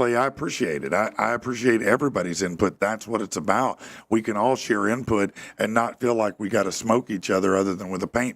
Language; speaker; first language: English; native; English